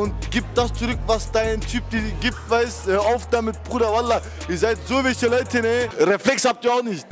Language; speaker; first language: German; early bilingual, other home language; Turkish